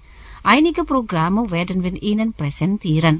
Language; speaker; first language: German; non-native, fluent; Indonesian